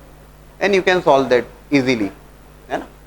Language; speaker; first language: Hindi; native; Hindi